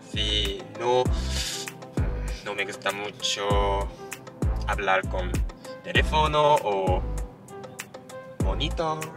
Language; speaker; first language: Spanish; non-native, learner; Japanese